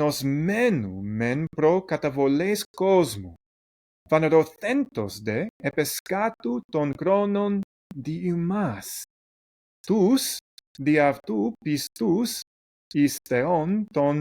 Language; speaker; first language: Greek; non-native, fluent; English